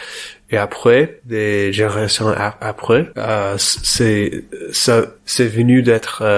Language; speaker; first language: French; non-native, learner; English